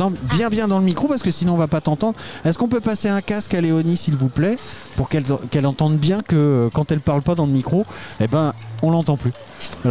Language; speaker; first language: French; native; French